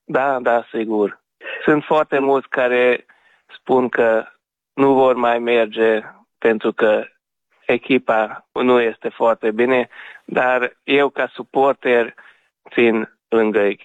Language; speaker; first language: Romanian; non-native, local second language; Hungarian